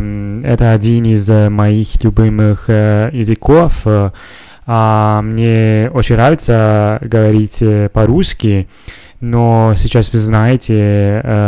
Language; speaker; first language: Russian; non-native, fluent; Italian